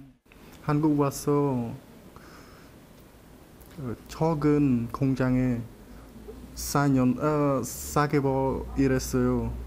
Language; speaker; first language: Korean; non-native, learner; Khmer